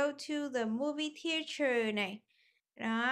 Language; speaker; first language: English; non-native, fluent; Vietnamese